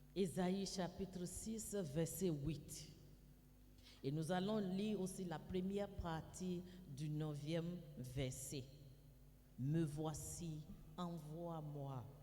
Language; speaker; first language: French; non-native, fluent; Yoruba